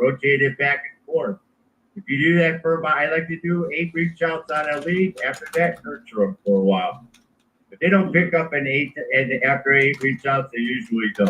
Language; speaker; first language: English; native; English